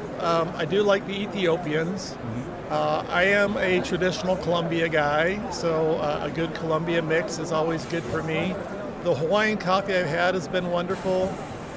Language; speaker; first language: English; native; English